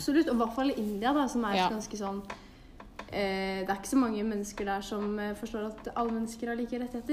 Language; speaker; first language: Norwegian; native; Norwegian